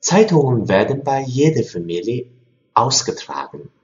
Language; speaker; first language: German; non-native, fluent; Chinese